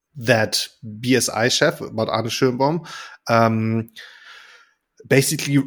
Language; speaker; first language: English; non-native, fluent; German